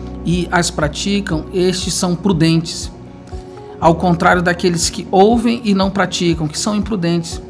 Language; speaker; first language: Portuguese; native; Portuguese